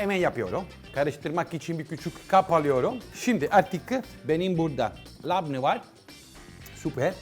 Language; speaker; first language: Turkish; non-native, learner; Italian